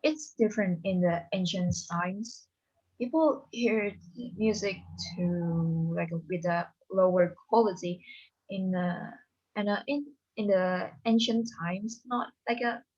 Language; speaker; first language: English; non-native, learner; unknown